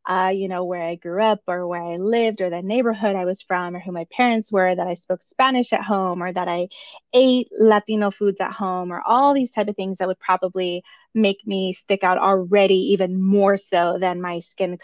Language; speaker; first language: English; native; English